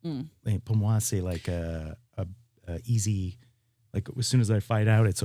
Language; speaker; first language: French; non-native, learner; English